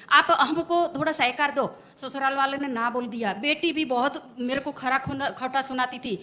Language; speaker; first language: Hindi; non-native, local second language; Gujarati